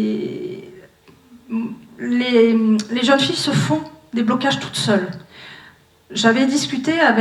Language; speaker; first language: French; native; French